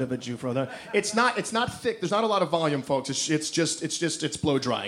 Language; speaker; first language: English; native; English